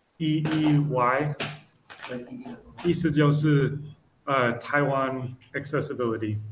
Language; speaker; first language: Chinese; non-native, learner; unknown